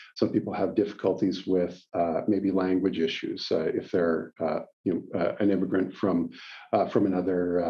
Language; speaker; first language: English; native; English